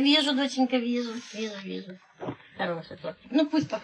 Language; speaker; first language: Russian; native; Russian